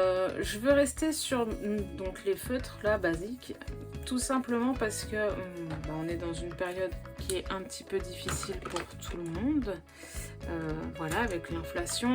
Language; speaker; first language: French; native; French